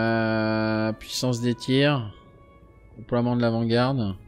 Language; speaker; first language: French; native; French